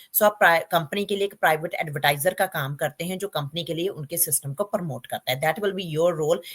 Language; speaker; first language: Hindi; non-native, local second language; Punjabi